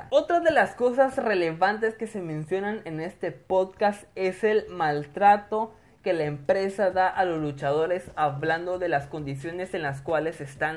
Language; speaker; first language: Spanish; native; Spanish